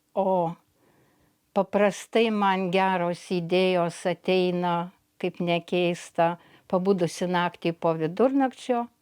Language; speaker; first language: Lithuanian; native; Lithuanian